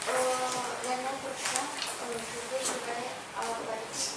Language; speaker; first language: French; non-native, learner; Ukrainian